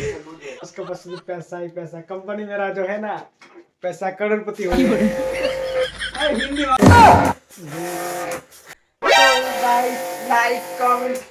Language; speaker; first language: Hindi; non-native, local second language; Bangla